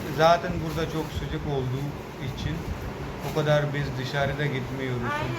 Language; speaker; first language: Turkish; non-native, learner; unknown